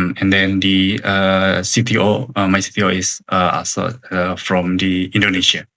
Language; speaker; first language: English; non-native, learner; Indonesian